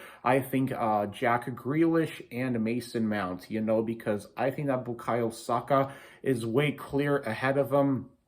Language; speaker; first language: English; native; English